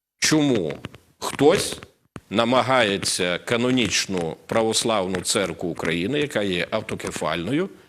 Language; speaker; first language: Ukrainian; native; Ukrainian